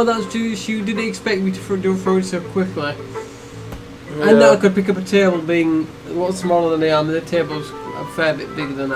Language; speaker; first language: English; native; English